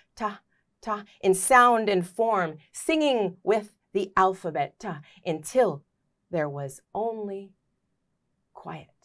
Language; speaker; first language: English; native; English